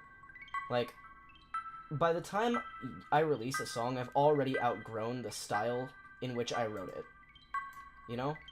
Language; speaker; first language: English; native; English